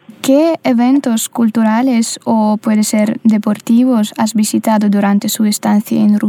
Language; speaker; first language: Spanish; non-native, fluent; Russian